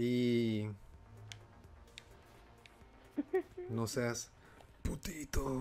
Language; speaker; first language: Spanish; native; Spanish